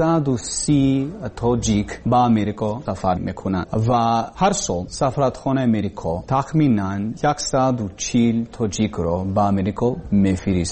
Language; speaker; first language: Persian; non-native, learner; English